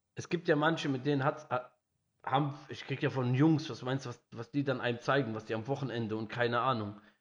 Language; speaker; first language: German; early bilingual, other home language; Arabic